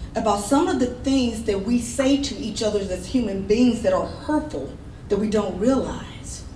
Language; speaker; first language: English; native; English